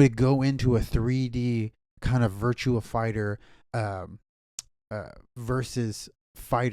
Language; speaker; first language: English; native; English